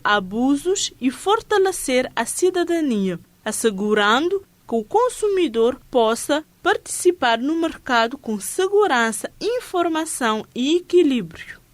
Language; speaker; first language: Portuguese; non-native, local second language; Kabuverdianu